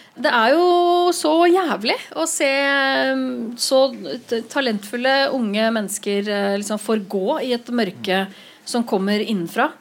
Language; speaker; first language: Norwegian; native; Norwegian